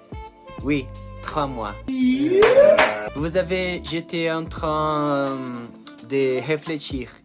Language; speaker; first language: French; non-native, learner; Portuguese